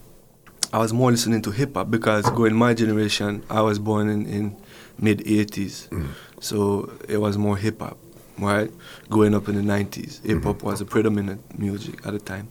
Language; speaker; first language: English; non-native, fluent; French